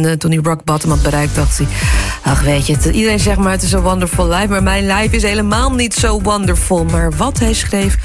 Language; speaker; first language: Dutch; native; Dutch